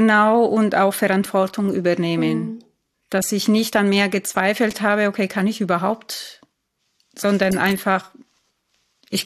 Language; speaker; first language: German; non-native, fluent; Italian